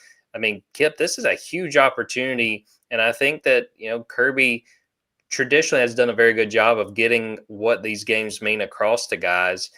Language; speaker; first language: English; native; English